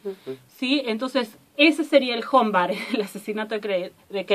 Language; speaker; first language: Spanish; native; Spanish